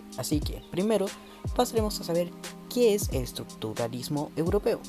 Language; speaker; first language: Spanish; native; Spanish